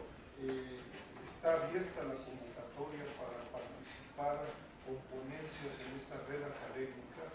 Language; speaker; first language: Spanish; native; Spanish